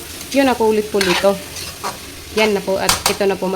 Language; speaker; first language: Filipino; non-native, learner; Punjabi